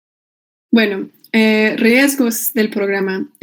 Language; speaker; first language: Spanish; non-native, fluent; English